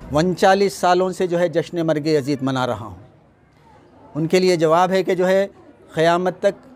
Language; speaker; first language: Hindi; non-native, local second language; Urdu